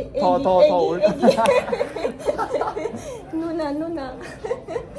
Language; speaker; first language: Korean; non-native, learner; Arabic